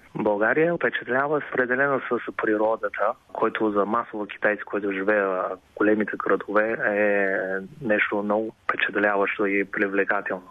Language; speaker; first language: Bulgarian; non-native, fluent; Chinese